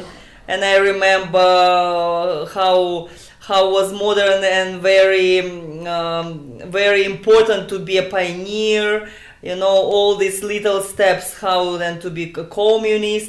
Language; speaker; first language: English; non-native, learner; Russian